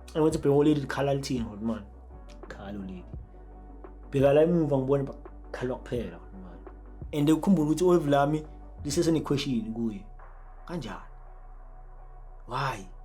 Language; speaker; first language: Zulu; native; Zulu